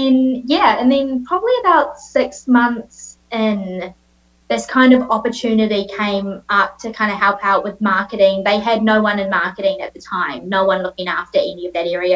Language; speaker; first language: English; native; English